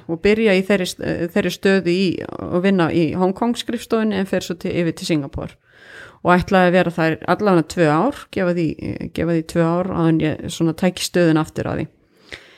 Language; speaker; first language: Icelandic; native; Icelandic